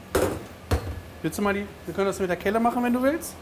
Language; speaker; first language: German; native; German